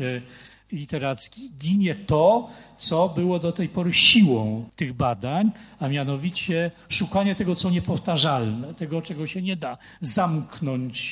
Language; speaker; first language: Polish; native; Polish